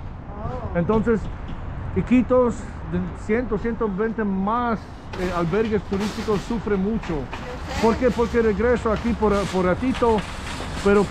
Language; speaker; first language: Spanish; non-native, learner; Polish